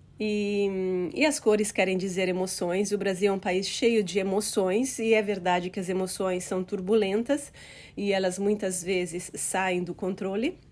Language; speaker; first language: Portuguese; non-native, fluent; Italian